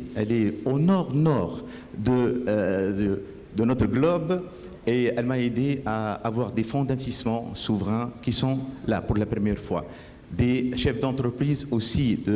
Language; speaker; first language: French; non-native, local second language; Arabic